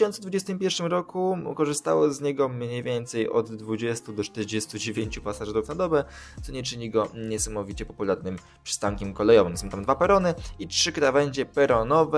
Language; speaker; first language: Polish; native; Polish